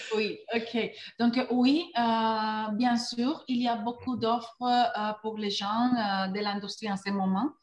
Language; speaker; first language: French; non-native, fluent; Spanish